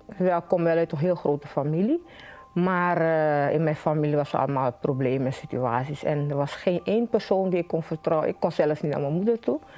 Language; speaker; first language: Dutch; native; Dutch